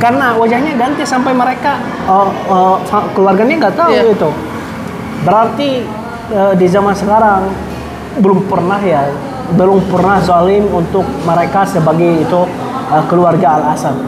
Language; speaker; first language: Indonesian; non-native, fluent; Arabic